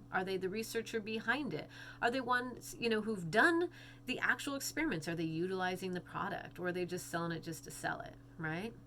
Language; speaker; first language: English; native; English